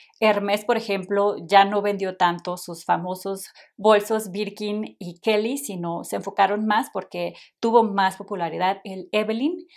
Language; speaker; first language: Spanish; native; Spanish